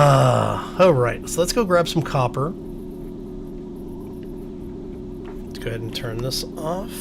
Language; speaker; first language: English; native; English